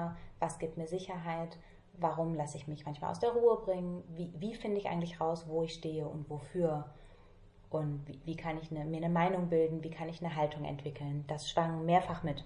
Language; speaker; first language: German; native; German